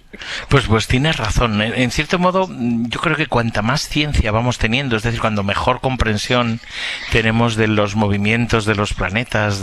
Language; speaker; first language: Spanish; native; Spanish